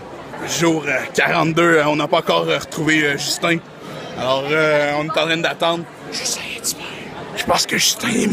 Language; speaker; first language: French; native; French